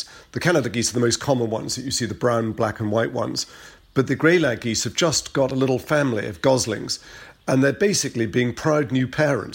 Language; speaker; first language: English; native; English